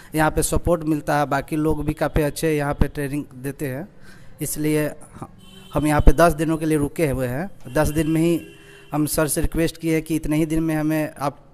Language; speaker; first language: Hindi; native; Hindi